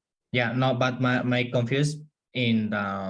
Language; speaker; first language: English; non-native, learner; Spanish